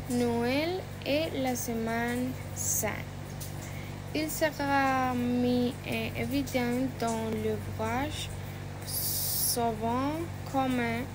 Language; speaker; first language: French; non-native, learner; Spanish